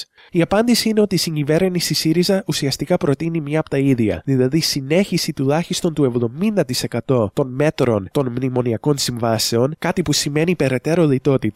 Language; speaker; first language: Greek; native; Greek